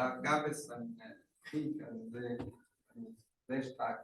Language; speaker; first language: German; non-native, fluent; Rundi